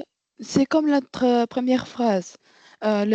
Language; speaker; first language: French; non-native, learner; Arabic